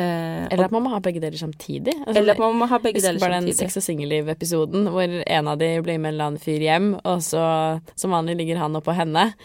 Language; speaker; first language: Norwegian; native; Norwegian